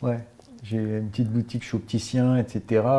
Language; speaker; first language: French; native; French